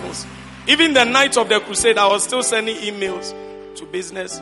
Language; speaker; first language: English; non-native, local second language; Akan